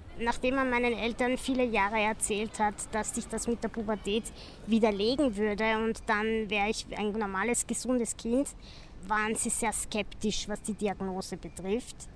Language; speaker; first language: German; native; German